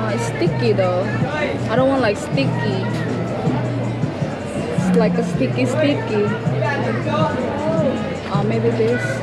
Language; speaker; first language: English; non-native, learner; Indonesian